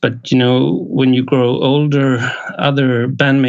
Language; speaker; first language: English; non-native, fluent; Swedish